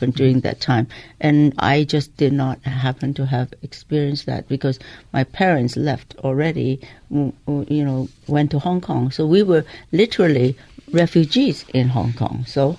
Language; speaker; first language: English; non-native, local second language; Cantonese